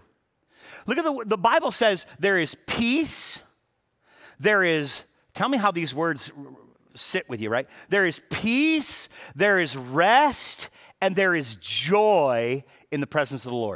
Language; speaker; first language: English; native; English